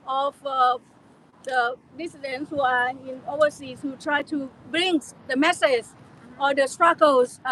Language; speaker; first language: English; non-native, fluent; Thai